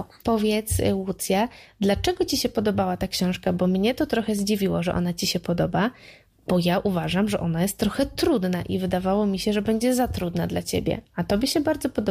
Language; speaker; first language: Polish; native; Polish